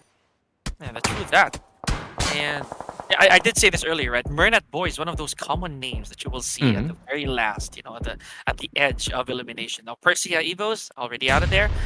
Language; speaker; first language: English; non-native, local second language; Filipino